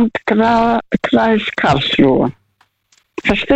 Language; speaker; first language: German; non-native, fluent; Russian